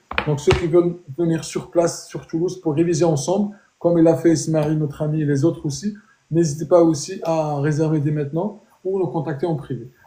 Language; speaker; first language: French; native; French